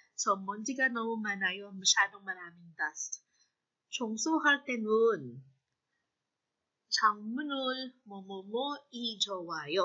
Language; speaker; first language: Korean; non-native, fluent; Filipino